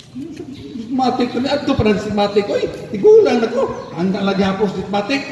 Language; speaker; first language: Cebuano; native; Cebuano